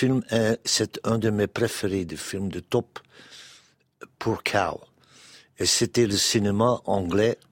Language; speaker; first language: French; non-native, local second language; Dutch